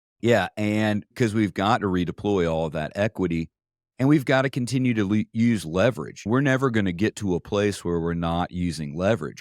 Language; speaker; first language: English; native; English